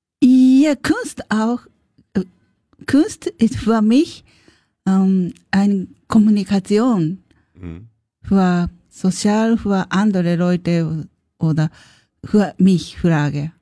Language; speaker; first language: German; non-native, learner; Japanese